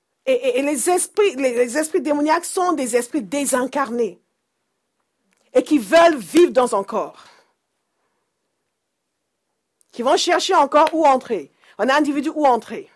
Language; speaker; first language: French; non-native, fluent; English